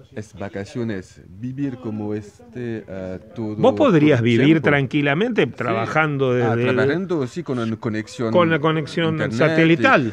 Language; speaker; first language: Spanish; non-native, learner; French